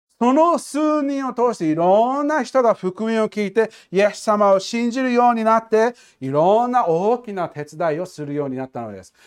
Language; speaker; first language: Japanese; non-native, fluent; English